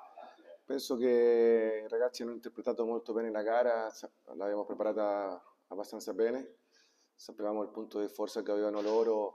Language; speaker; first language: Italian; non-native, fluent; Spanish